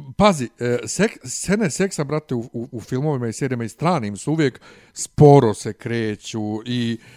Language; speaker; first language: Bosnian; native; Bosnian